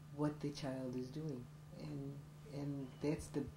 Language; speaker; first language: English; native; English